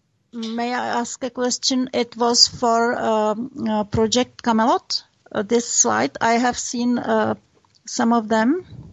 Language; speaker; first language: English; non-native, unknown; Czech